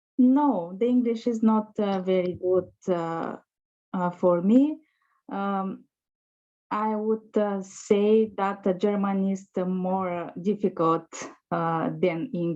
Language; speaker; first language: English; non-native, learner; Bulgarian